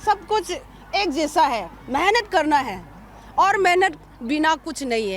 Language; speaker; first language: Hindi; non-native, local second language; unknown